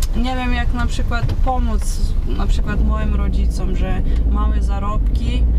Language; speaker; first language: Polish; non-native, learner; Russian